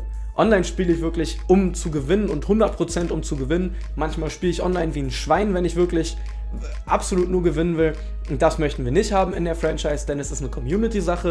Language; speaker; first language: German; native; German